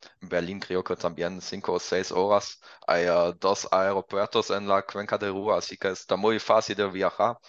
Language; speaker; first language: Spanish; non-native, learner; German